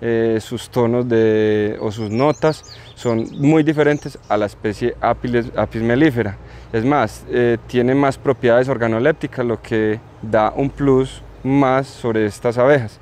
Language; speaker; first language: Spanish; native; Spanish